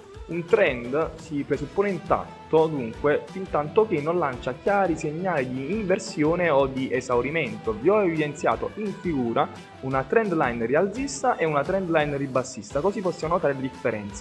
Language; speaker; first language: Italian; native; Italian